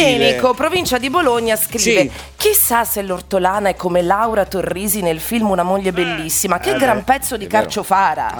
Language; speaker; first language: Italian; native; Italian